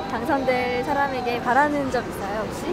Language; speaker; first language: Korean; native; Korean